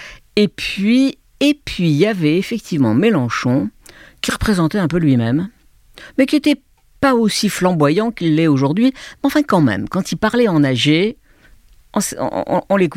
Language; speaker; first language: French; native; French